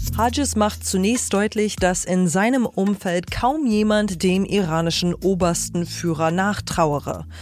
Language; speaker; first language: German; native; German